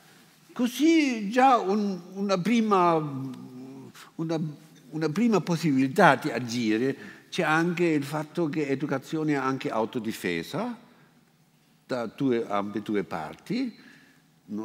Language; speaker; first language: Italian; non-native, fluent; German